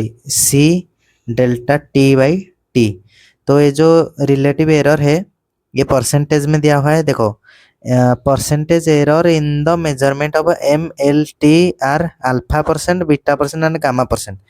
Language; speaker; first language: Hindi; native; Hindi